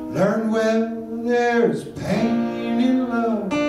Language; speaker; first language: English; native; English